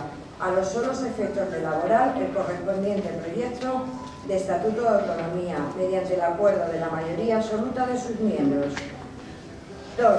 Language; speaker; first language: Spanish; native; Spanish